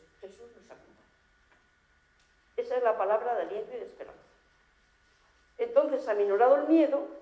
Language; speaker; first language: Spanish; native; Spanish